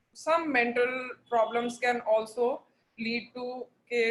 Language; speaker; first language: English; non-native, local second language; Punjabi